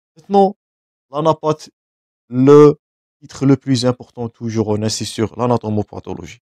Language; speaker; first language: French; non-native, local second language; Arabic